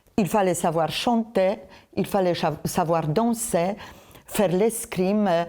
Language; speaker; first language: French; non-native, fluent; Polish